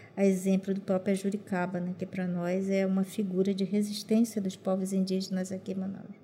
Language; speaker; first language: Portuguese; non-native, local second language; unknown